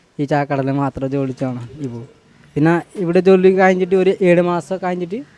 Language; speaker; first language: Malayalam; non-native, learner; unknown